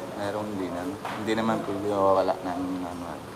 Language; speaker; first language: Filipino; non-native, learner; Punjabi